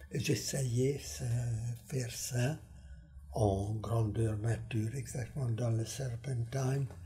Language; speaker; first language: French; non-native, fluent; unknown